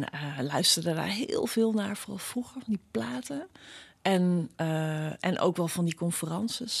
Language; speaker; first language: Dutch; native; Dutch